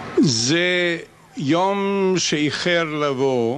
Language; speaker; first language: Hebrew; non-native, fluent; Hungarian